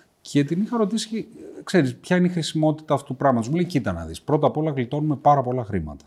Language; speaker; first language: Greek; native; Greek